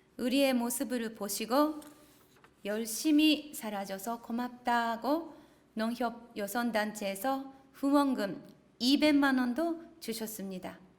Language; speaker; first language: Korean; non-native, fluent; Japanese